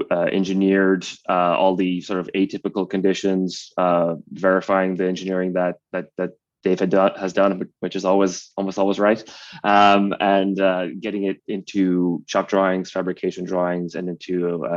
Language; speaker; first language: English; native; English